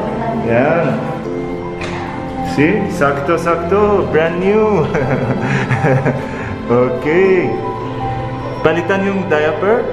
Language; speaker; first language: Filipino; non-native, learner; Arabic